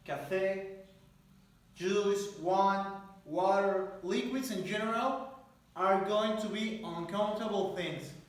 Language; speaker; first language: English; non-native, fluent; Spanish